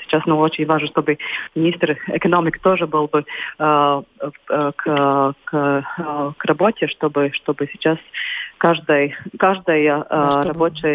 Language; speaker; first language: Russian; non-native, local second language; Latvian